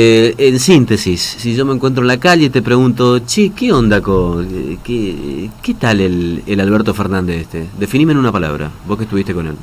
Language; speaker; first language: Spanish; native; Spanish